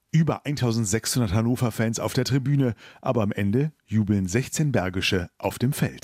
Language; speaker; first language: German; native; German